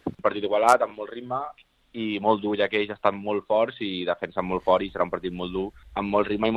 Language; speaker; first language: Spanish; native; Spanish